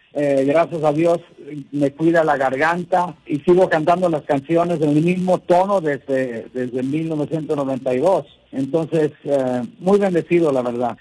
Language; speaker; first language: Spanish; early bilingual, heritage; Spanish